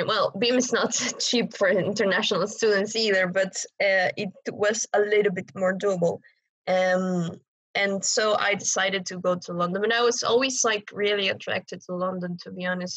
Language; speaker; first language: English; non-native, fluent; Spanish